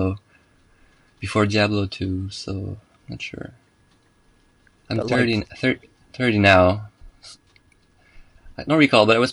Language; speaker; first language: English; non-native, fluent; French